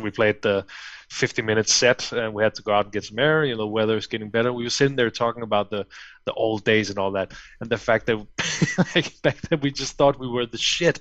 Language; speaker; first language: English; non-native, fluent; Danish